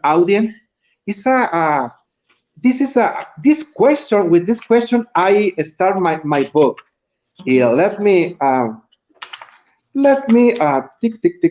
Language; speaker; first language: English; non-native, learner; Spanish